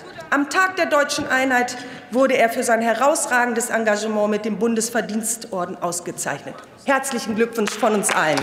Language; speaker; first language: German; early bilingual, other home language; Turkish